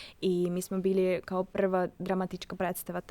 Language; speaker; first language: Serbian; non-native, fluent; Russian